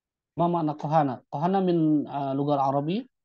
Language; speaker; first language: Arabic; non-native, fluent; Indonesian